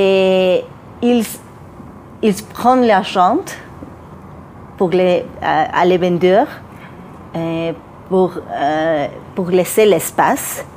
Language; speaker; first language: French; non-native, fluent; Spanish